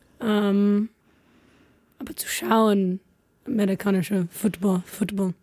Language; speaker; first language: German; non-native, learner; English